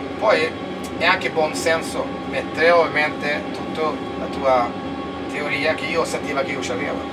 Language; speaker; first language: Italian; non-native, learner; Swedish